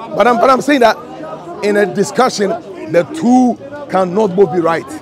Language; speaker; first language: English; non-native, local second language; Ga